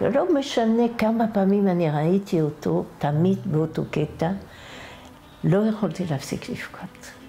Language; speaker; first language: Hebrew; non-native, fluent; French